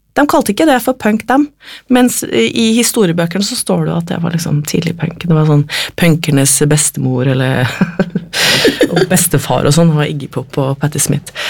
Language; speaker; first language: Norwegian; native; Norwegian